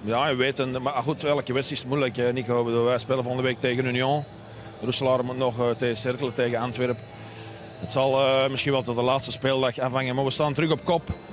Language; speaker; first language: Dutch; native; Dutch